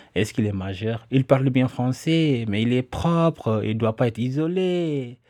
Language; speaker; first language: French; non-native, local second language; Wolof